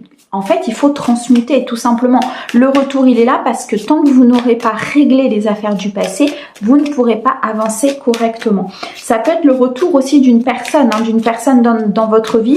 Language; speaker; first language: French; native; French